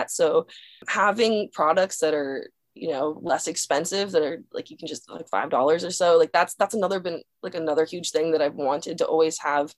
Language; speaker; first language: English; native; English